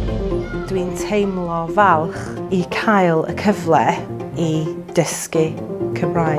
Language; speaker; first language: Welsh; non-native, learner; English